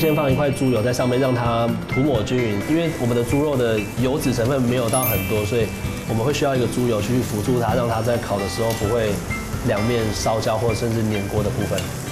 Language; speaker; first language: Chinese; native; Chinese